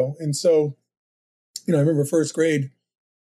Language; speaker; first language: English; native; English